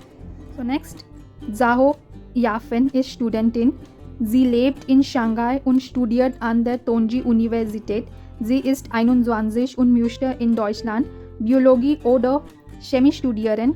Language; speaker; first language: German; non-native, learner; Hindi